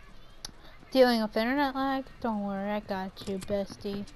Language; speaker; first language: English; native; English